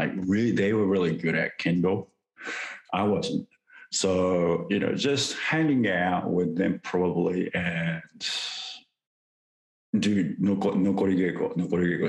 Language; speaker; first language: English; non-native, fluent; Japanese